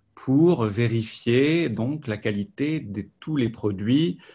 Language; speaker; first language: French; native; French